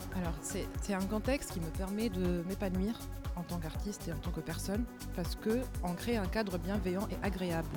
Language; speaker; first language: French; non-native, local second language; Arabic